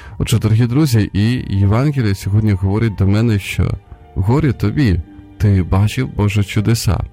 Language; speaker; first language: Ukrainian; non-native, local second language; Russian